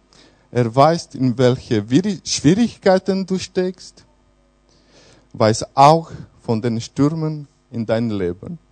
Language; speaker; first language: German; non-native, fluent; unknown